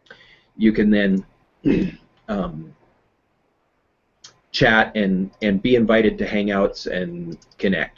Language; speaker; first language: English; native; English